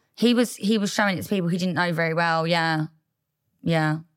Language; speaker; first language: English; native; English